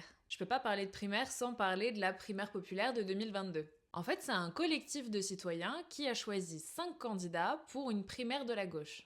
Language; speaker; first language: French; native; French